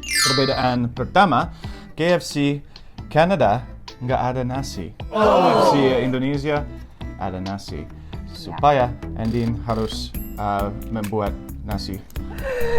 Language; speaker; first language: Indonesian; non-native, learner; English